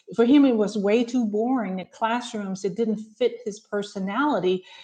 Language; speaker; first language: English; non-native, fluent; Danish